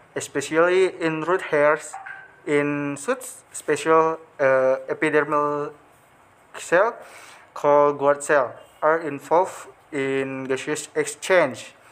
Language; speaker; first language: English; non-native, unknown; Indonesian